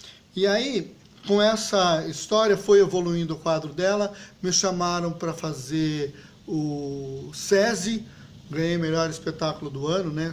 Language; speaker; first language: Portuguese; native; Portuguese